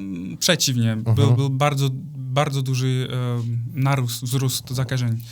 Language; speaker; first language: Polish; non-native, fluent; Czech